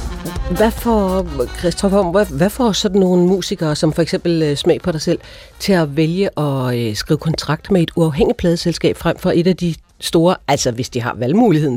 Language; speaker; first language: Danish; native; Danish